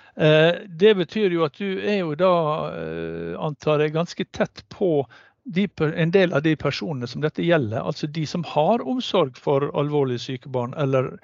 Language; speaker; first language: Norwegian; native; Norwegian